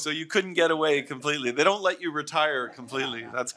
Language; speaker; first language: English; native; English